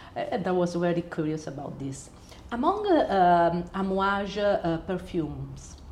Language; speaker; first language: English; non-native, learner; Italian